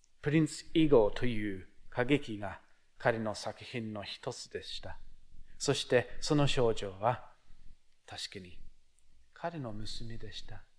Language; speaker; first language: Japanese; non-native, fluent; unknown